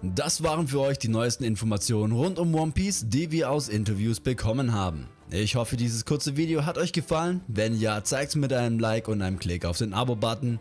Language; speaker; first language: German; native; German